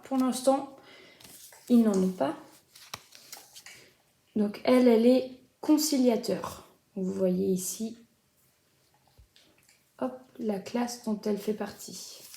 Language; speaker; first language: French; native; French